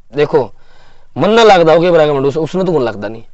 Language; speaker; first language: Hindi; native; Hindi